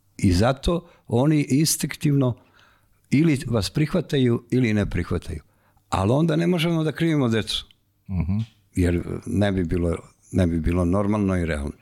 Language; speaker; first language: Serbian; native; Serbian